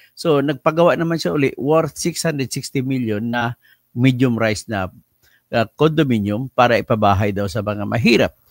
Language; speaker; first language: Filipino; native; Filipino